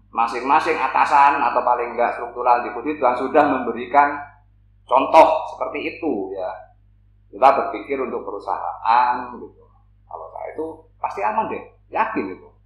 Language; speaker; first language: Indonesian; native; Indonesian